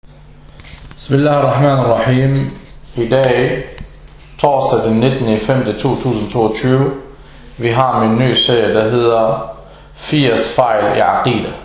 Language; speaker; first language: Danish; non-native, fluent; Arabic